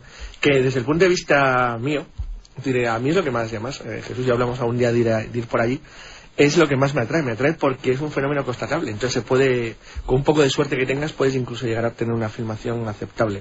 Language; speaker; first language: Spanish; native; Spanish